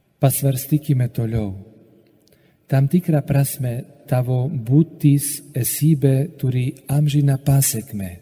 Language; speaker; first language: Lithuanian; non-native, fluent; Slovak